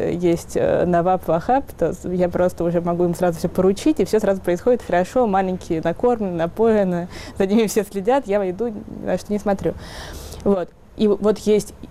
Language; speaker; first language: Russian; native; Russian